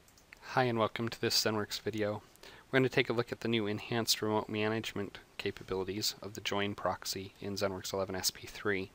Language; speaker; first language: English; native; English